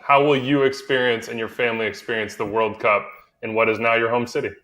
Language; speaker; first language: English; native; English